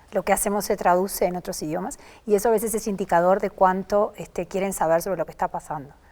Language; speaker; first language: Spanish; native; Spanish